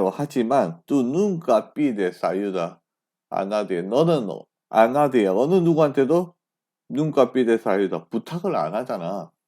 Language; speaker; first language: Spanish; non-native, fluent; Korean